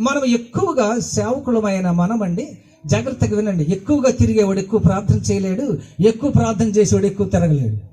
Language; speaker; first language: Telugu; non-native, local second language; Koya